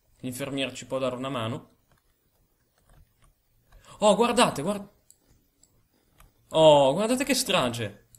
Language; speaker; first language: Italian; native; Italian